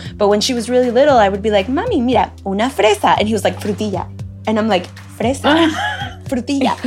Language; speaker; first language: English; early bilingual, other home language; Spanish